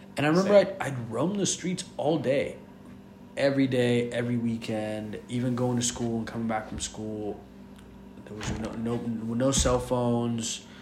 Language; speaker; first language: English; non-native, fluent; Spanish